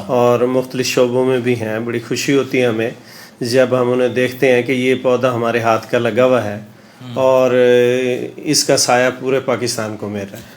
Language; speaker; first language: Urdu; non-native, local second language; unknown